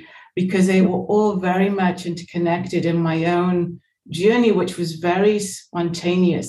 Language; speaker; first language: English; native; English